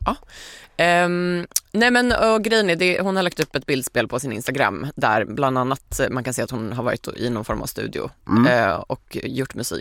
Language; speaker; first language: Swedish; native; Swedish